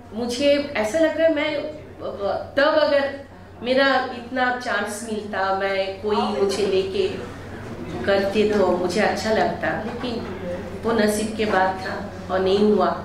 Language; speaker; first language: Hindi; non-native, local second language; Bangla